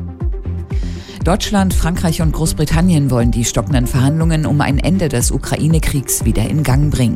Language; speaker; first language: German; native; German